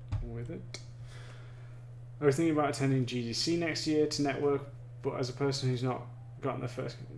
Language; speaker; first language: English; native; English